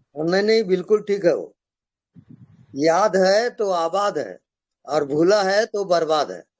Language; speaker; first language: Hindi; native; Hindi